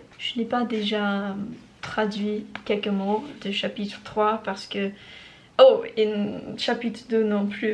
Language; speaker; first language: French; non-native, learner; English